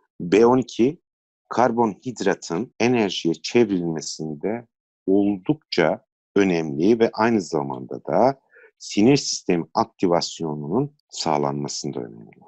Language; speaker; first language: Turkish; native; Turkish